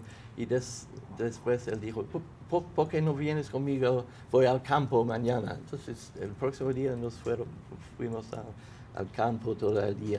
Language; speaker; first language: Spanish; non-native, fluent; English